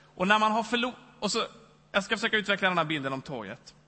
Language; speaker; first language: Swedish; native; Swedish